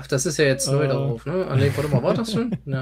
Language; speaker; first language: German; native; German